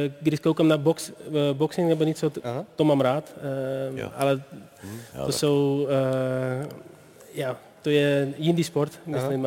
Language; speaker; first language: Czech; non-native, learner; Dutch